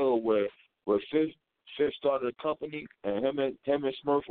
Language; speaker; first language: English; native; English